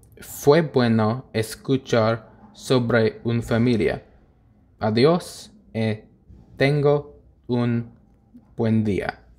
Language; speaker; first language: Spanish; non-native, learner; English